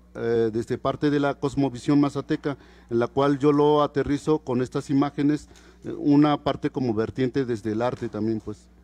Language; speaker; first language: Spanish; non-native, local second language; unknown